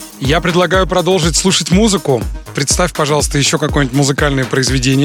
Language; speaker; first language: Russian; native; Russian